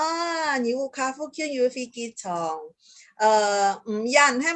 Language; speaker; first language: Chinese; early bilingual, heritage; Chinese